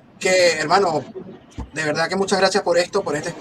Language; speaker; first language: Spanish; native; Spanish